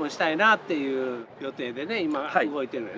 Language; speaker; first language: Japanese; native; Japanese